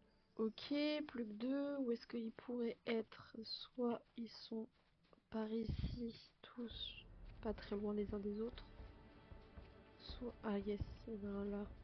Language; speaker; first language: French; native; French